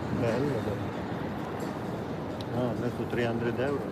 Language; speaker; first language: Italian; non-native, learner; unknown